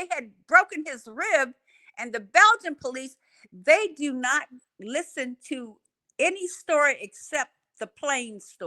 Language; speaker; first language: English; native; English